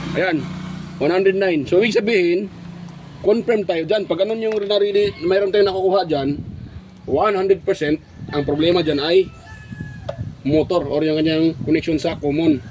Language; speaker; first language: Filipino; non-native, local second language; Cebuano